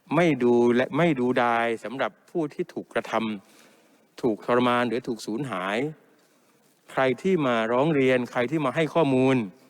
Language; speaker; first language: Thai; non-native, local second language; Pattani Malay